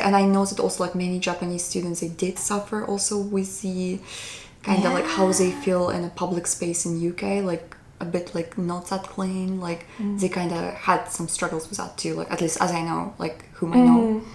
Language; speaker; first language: English; non-native, fluent; Russian